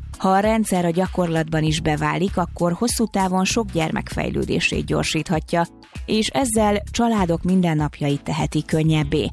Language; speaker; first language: Hungarian; native; Hungarian